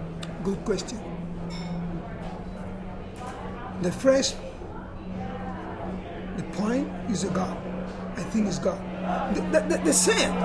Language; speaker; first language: English; non-native, learner; Spanish